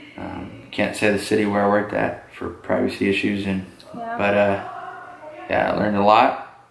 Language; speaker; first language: English; native; English